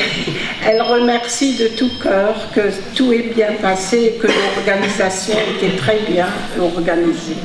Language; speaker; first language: French; non-native, fluent; German